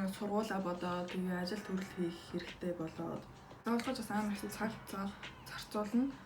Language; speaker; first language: Mongolian; early bilingual, heritage; Mongolian